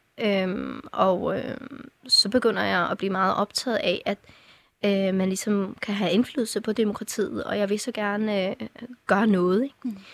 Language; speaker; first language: Danish; early bilingual, other home language; Persian